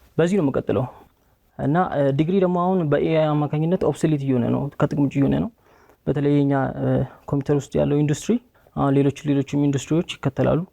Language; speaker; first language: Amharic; native; Amharic